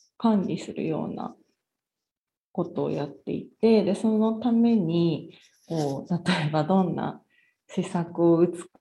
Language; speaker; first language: Japanese; native; Japanese